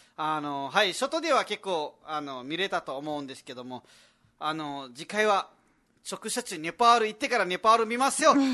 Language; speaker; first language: Japanese; non-native, fluent; Nepali